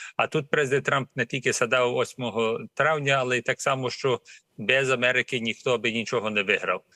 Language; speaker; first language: Ukrainian; early bilingual, heritage; Ukrainian